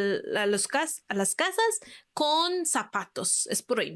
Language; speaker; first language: Spanish; non-native, fluent; Persian